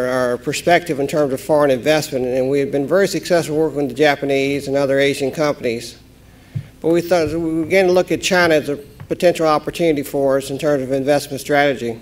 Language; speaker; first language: English; native; English